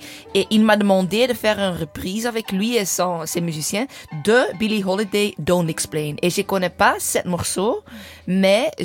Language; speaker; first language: French; non-native, learner; English